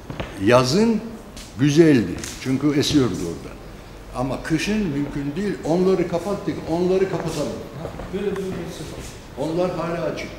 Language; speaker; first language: Turkish; non-native, fluent; Georgian